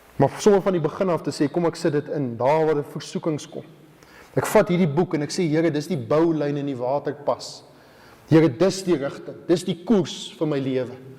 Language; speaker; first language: Afrikaans; native; Afrikaans